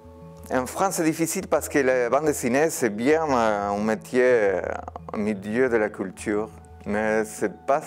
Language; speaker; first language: French; non-native, fluent; Spanish